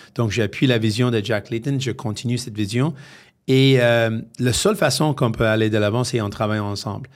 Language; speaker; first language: French; non-native, fluent; English